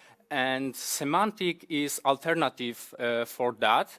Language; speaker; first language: English; non-native, fluent; Polish